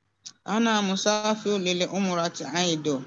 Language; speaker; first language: Arabic; non-native, learner; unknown